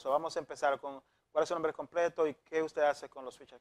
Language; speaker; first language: Spanish; native; Spanish